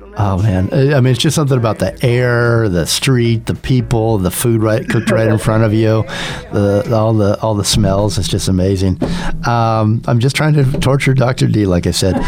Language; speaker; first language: English; native; English